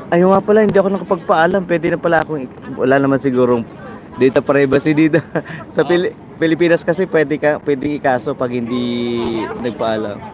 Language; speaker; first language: Filipino; non-native, local second language; Bikol